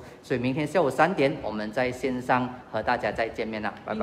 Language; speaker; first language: Chinese; native; Chinese